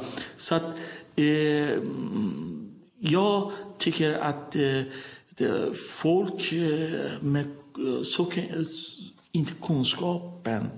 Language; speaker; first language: Swedish; non-native, learner; Persian